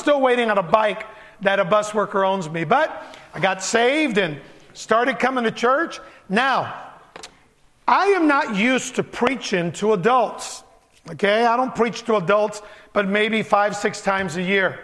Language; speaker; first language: English; early bilingual, other home language; Spanish